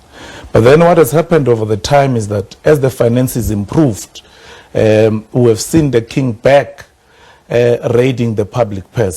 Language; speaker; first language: English; non-native, local second language; Swati